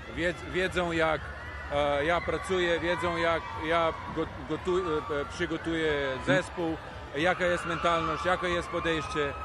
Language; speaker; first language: Polish; non-native, learner; Serbian